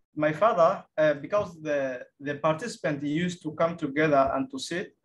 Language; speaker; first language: English; non-native, fluent; Somali